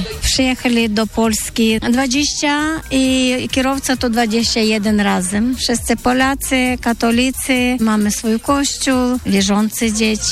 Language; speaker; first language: Polish; non-native, learner; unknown